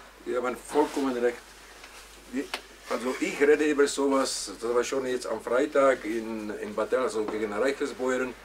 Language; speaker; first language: German; non-native, fluent; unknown